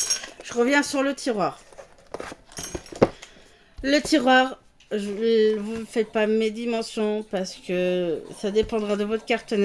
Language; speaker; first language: French; native; French